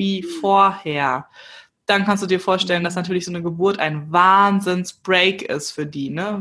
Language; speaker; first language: German; native; German